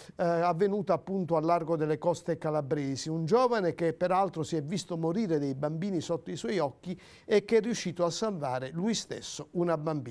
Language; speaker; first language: Italian; native; Italian